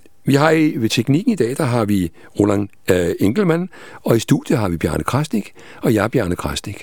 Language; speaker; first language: Danish; native; Danish